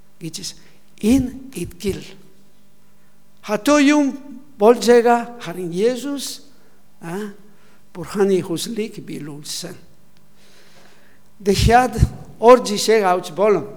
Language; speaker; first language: Mongolian; non-native, learner; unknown